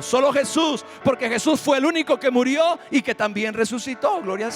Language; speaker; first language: Spanish; native; Spanish